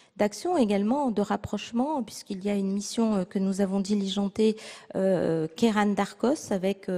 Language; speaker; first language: French; native; French